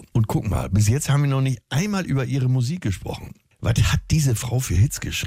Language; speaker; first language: German; native; German